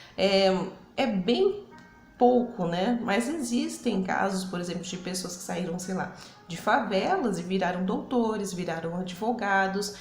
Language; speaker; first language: Portuguese; early bilingual, other home language; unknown